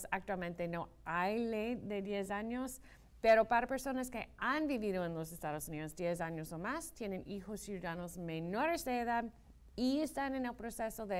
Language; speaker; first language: Spanish; non-native, fluent; English